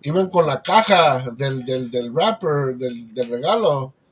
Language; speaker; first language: Spanish; early bilingual, heritage; Spanish